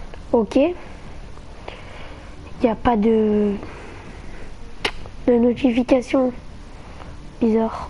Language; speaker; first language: French; native; French